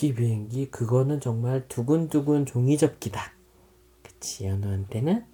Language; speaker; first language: Korean; native; Korean